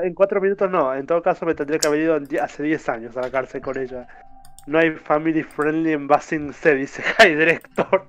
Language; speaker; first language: Spanish; native; Spanish